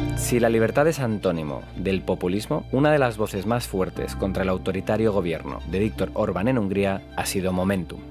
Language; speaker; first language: Spanish; native; Spanish